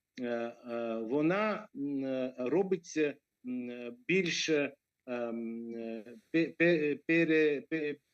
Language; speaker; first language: Ukrainian; non-native, fluent; Georgian